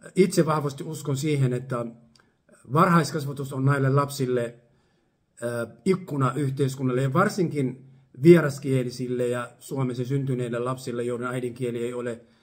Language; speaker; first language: Finnish; non-native, fluent; Somali